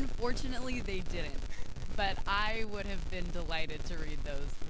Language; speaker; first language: English; native; English